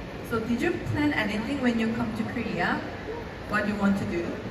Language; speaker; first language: English; non-native, fluent; Korean